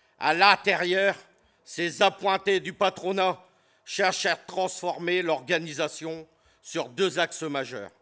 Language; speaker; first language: French; native; French